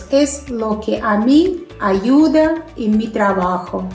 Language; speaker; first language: Spanish; non-native, fluent; Russian